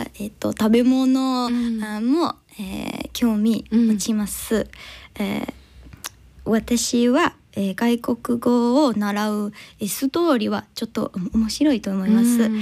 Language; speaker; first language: Japanese; non-native, learner; English